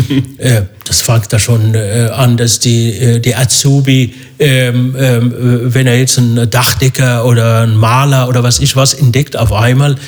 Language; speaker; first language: German; non-native, fluent; Arabic